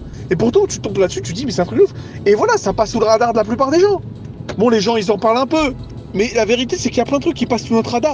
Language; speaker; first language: French; native; French